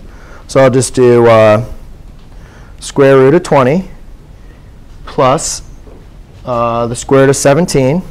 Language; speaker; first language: English; native; English